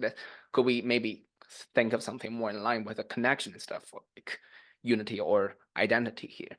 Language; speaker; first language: English; non-native, fluent; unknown